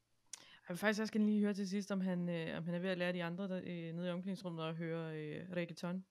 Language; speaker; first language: Danish; native; Danish